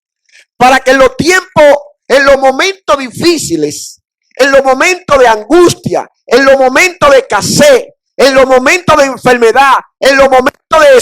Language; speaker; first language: Spanish; native; Spanish